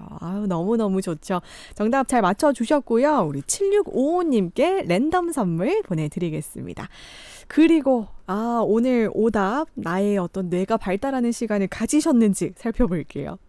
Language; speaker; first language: Korean; native; Korean